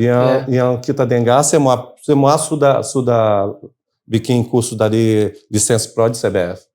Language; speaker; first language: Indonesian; non-native, fluent; Portuguese